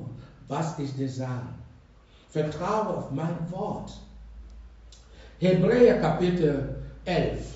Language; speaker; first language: German; non-native, fluent; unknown